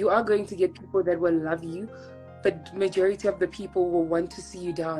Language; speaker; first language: English; non-native, local second language; Tswana